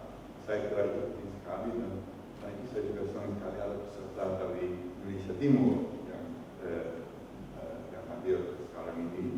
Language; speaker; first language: Indonesian; non-native, fluent; Dutch